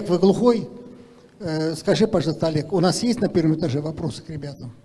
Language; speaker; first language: Russian; native; Russian